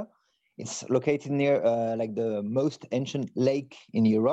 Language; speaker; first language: English; non-native, fluent; French